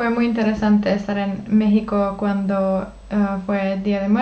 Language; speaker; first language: Spanish; non-native, learner; Finnish